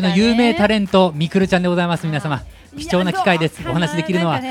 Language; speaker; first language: Japanese; native; Japanese